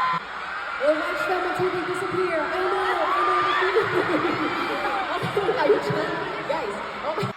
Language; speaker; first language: English; non-native, local second language; Filipino